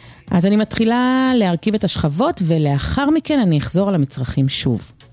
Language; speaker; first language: Hebrew; native; Hebrew